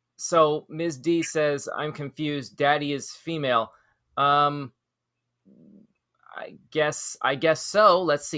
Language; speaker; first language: English; native; English